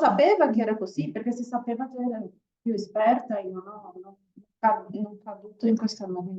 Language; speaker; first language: Italian; non-native, learner; Portuguese